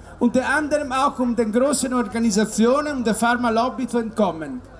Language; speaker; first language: German; non-native, learner; Italian